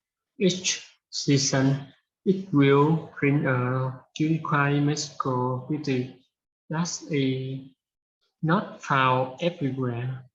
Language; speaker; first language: English; non-native, learner; Vietnamese